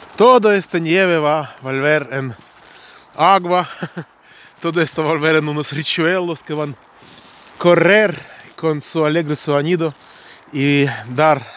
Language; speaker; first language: Spanish; non-native, fluent; Russian